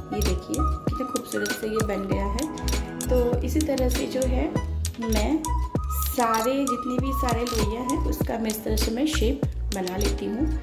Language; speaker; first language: Hindi; non-native, local second language; Bangla